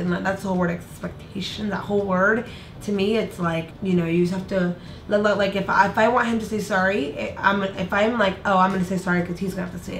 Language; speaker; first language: English; native; English